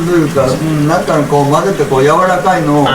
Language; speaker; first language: Japanese; native; Japanese